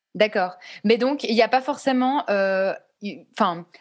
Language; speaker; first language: French; native; French